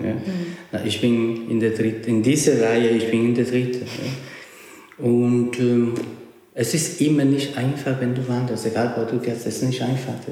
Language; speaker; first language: German; non-native, learner; Spanish